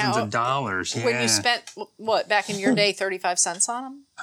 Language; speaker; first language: English; native; English